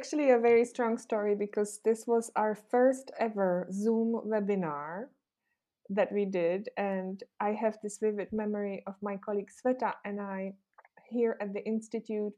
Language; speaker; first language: English; non-native, fluent; Czech